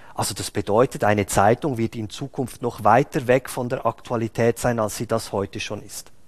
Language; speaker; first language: German; native; German